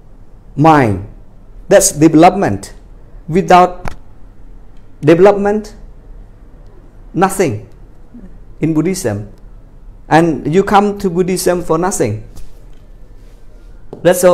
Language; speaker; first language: English; non-native, fluent; Khmer